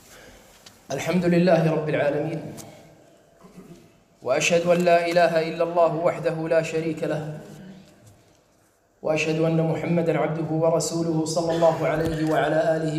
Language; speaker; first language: Arabic; native; Arabic